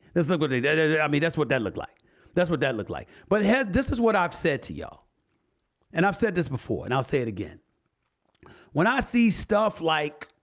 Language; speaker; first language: English; native; English